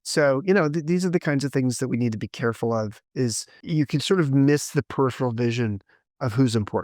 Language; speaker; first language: English; native; English